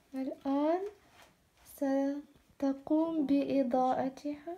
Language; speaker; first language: Arabic; non-native, fluent; Ukrainian